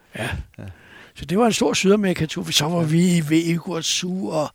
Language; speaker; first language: Danish; native; Danish